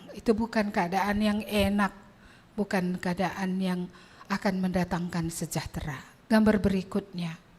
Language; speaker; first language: Indonesian; non-native, local second language; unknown